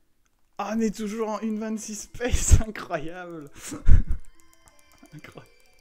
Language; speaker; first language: French; native; French